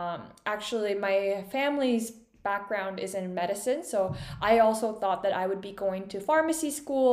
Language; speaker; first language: English; non-native, fluent; Korean